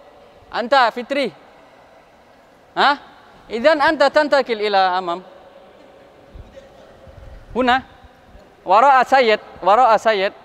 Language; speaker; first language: Arabic; non-native, fluent; Indonesian